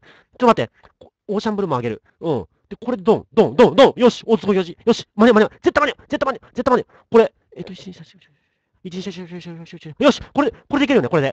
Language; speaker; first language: Japanese; native; Japanese